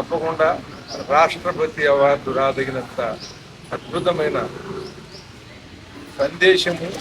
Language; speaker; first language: Telugu; native; Telugu